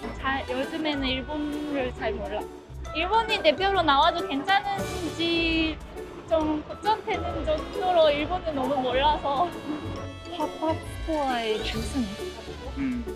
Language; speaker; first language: Korean; early bilingual, heritage; Japanese